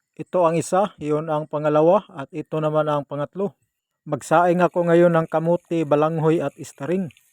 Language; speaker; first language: Filipino; non-native, local second language; Cebuano